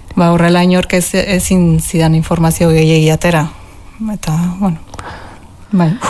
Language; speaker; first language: Basque; early bilingual, heritage; Basque